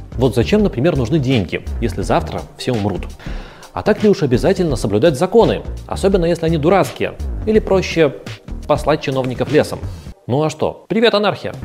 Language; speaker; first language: Russian; native; Russian